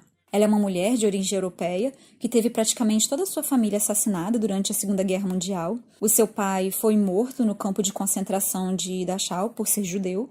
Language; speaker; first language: Portuguese; native; Portuguese